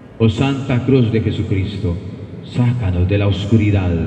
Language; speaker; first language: Spanish; native; Spanish